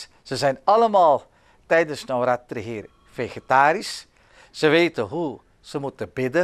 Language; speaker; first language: Dutch; native; Dutch